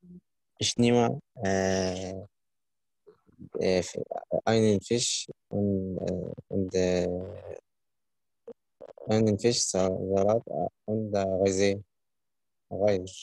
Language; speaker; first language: German; non-native, learner; Arabic